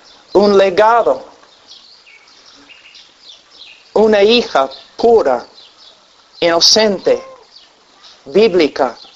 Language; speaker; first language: Spanish; non-native, fluent; English